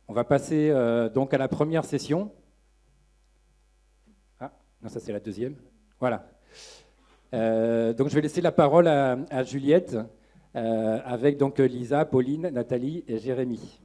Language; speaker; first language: French; native; French